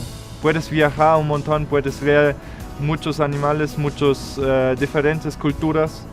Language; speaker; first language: Spanish; non-native, fluent; German